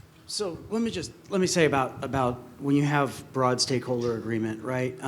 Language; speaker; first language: English; native; English